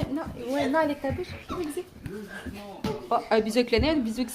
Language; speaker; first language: French; native; French